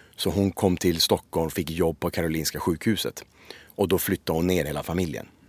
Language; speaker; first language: Swedish; early bilingual, other home language; Persian